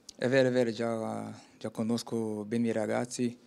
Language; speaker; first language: Italian; non-native, learner; Portuguese